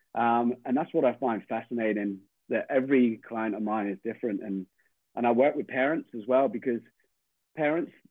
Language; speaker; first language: English; native; English